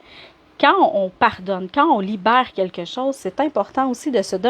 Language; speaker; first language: French; native; French